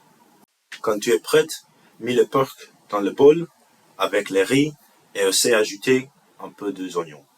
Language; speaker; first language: French; non-native, learner; English